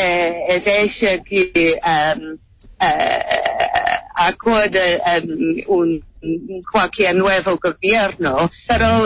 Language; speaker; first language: Spanish; non-native, fluent; English